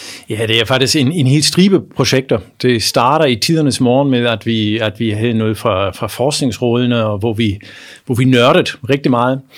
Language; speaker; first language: Danish; non-native, fluent; German